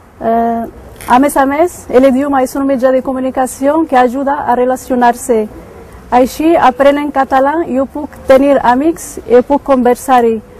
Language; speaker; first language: Catalan; non-native, learner; Berber languages